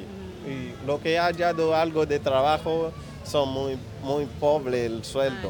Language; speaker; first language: Spanish; non-native, learner; Haitian Creole